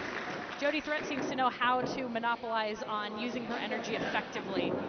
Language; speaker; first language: English; native; English